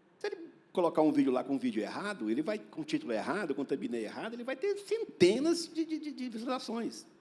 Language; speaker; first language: Portuguese; native; Portuguese